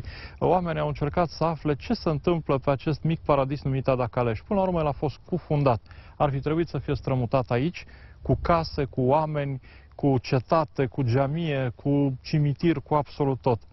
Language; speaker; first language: Romanian; native; Romanian